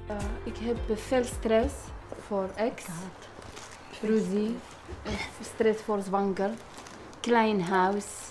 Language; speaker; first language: Dutch; non-native, learner; Arabic